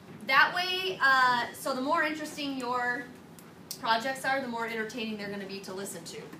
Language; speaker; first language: English; native; English